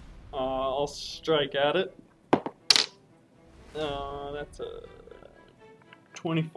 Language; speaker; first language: English; native; English